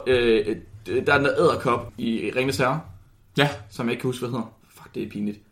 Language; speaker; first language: Danish; native; Danish